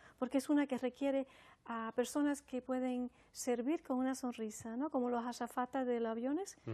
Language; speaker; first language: Spanish; early bilingual, heritage; Spanish